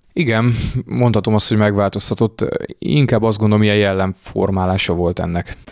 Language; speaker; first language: Hungarian; native; Hungarian